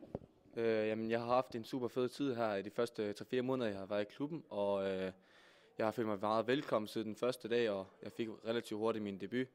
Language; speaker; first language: Danish; native; Danish